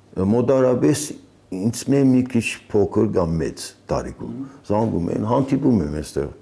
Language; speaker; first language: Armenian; early bilingual, heritage; Armenian